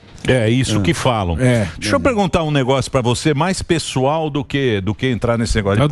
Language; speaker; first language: Portuguese; native; Portuguese